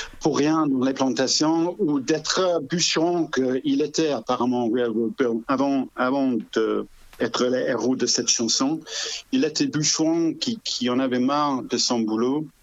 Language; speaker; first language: French; non-native, fluent; English